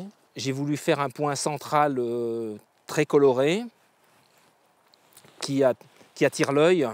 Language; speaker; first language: French; native; French